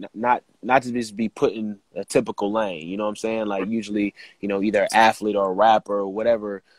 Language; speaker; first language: English; native; English